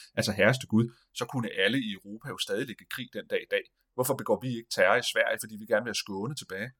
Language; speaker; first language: Danish; native; Danish